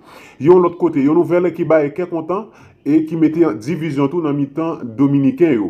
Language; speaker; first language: Haitian Creole; native; Haitian Creole